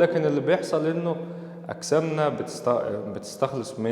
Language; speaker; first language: Arabic; native; Arabic